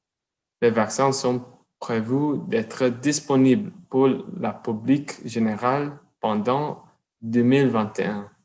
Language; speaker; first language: French; non-native, learner; English